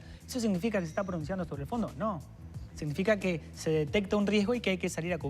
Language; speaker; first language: Spanish; native; Spanish